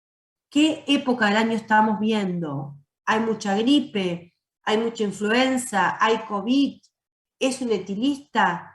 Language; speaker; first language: Spanish; native; Spanish